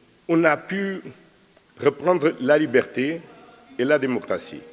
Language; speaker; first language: French; non-native, fluent; Portuguese